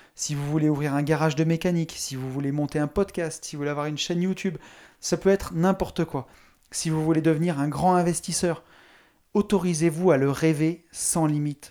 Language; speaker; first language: French; native; French